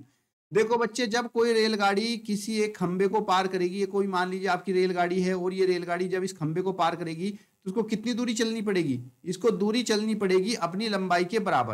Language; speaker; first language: Hindi; native; Hindi